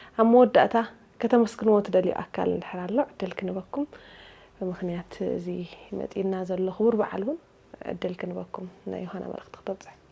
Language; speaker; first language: Tigrinya; native; Tigrinya